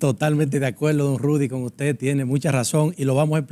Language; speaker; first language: Spanish; native; Spanish